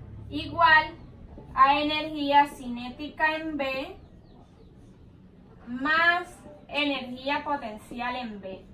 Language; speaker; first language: Spanish; native; Spanish